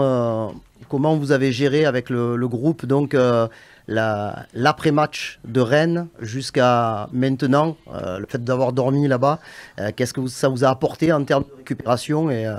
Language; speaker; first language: French; native; French